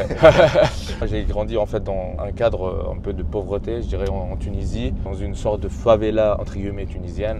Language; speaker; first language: French; native; French